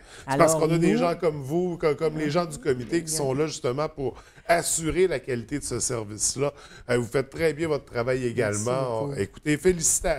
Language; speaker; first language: French; native; French